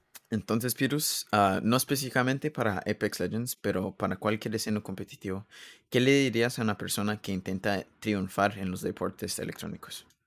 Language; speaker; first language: Spanish; early bilingual, heritage; Spanish